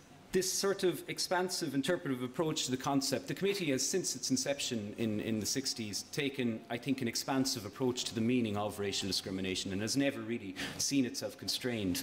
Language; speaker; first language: English; native; English